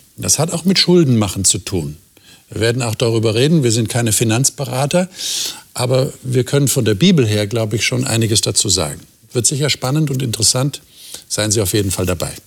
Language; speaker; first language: German; native; German